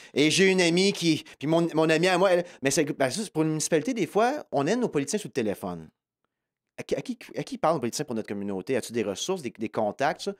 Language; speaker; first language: French; native; French